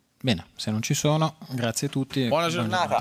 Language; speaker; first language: Italian; non-native, fluent; French